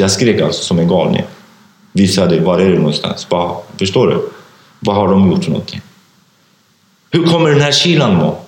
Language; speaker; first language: Swedish; non-native, fluent; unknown